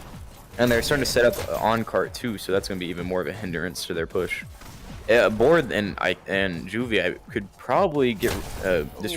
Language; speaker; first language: English; native; English